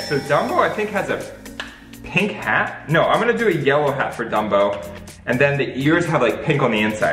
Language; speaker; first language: English; native; English